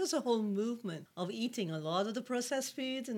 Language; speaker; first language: English; non-native, local second language; Tamil